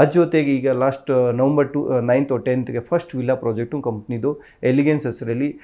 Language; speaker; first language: Kannada; non-native, fluent; Hindi